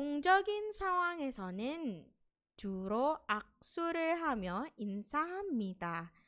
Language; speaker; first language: Korean; non-native, fluent; Indonesian